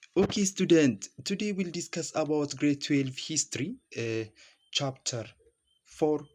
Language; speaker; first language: English; non-native, local second language; Amharic